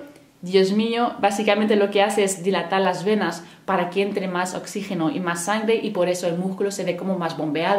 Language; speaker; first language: Spanish; native; Spanish